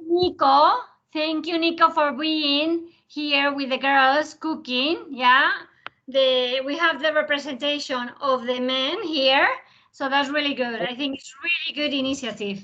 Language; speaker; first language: English; non-native, fluent; Spanish